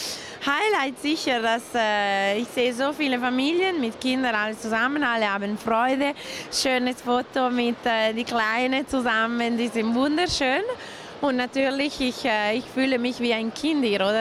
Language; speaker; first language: German; non-native, local second language; Italian